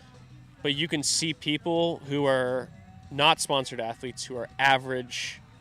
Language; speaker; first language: English; native; English